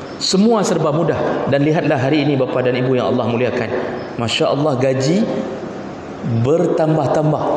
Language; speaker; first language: Malay; native; Malay